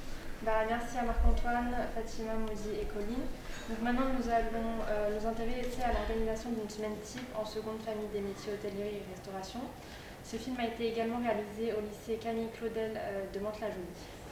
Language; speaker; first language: French; native; French